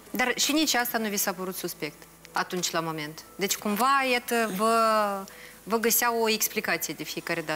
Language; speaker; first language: Romanian; native; Romanian